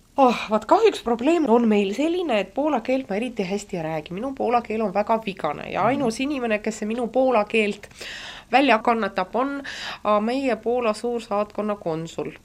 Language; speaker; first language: Estonian; non-native, local second language; Russian